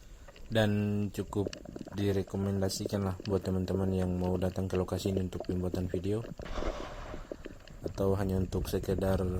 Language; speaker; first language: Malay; non-native, local second language; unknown